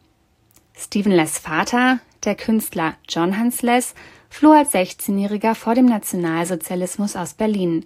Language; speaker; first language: German; native; German